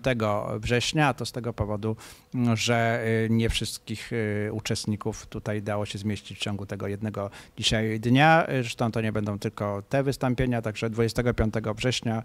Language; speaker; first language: Polish; native; Polish